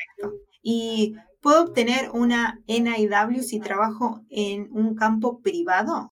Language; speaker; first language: Spanish; native; Spanish